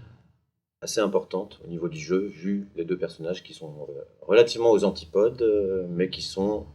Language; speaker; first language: French; native; French